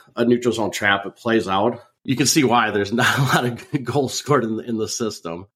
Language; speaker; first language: English; native; English